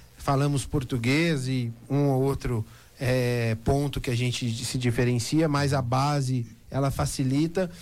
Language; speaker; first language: Portuguese; native; Portuguese